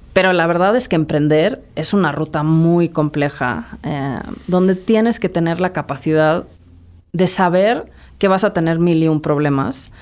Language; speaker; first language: Spanish; early bilingual, other home language; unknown